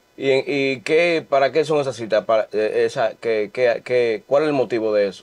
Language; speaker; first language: Spanish; native; Spanish